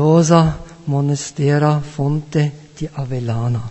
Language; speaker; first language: Italian; non-native, fluent; German